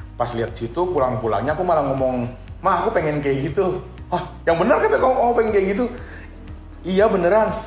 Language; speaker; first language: Indonesian; non-native, local second language; Banjar